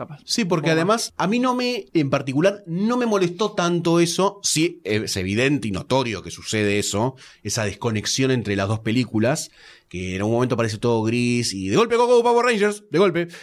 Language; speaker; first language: Spanish; native; Spanish